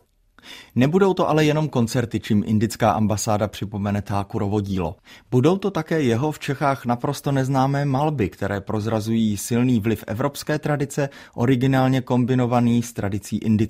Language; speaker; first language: Czech; native; Czech